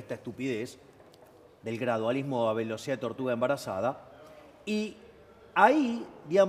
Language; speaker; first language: Spanish; native; Spanish